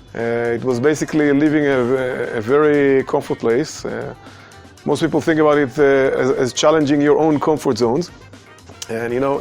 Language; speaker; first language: English; non-native, fluent; Hebrew